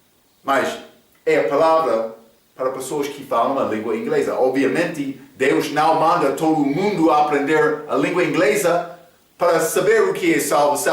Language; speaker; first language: Portuguese; non-native, fluent; English